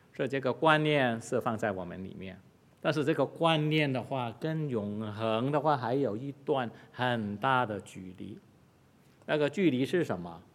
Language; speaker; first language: Chinese; non-native, local second language; Cantonese